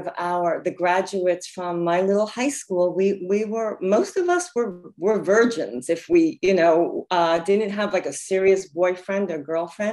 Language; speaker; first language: English; native; English